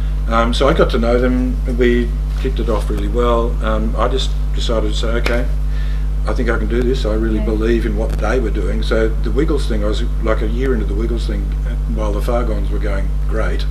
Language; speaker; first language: English; native; English